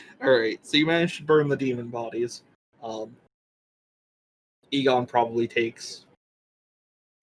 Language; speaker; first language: English; native; English